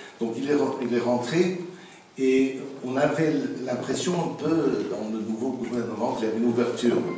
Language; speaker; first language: French; non-native, fluent; English